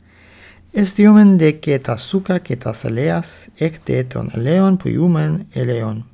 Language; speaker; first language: Greek; non-native, learner; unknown